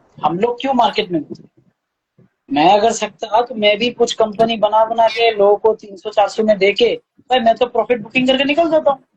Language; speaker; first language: Hindi; non-native, local second language; Bangla